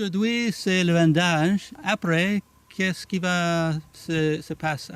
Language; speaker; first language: French; non-native, learner; English